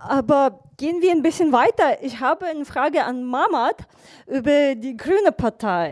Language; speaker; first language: German; non-native, fluent; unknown